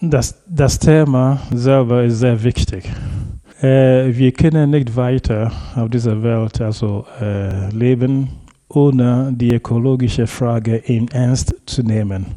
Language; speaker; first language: German; non-native, fluent; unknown